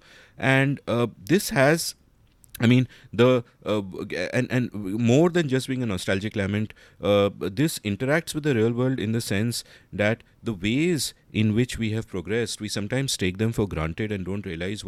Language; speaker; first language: English; non-native, local second language; Hindi